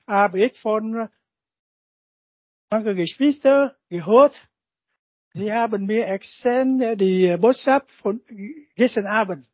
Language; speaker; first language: German; non-native, learner; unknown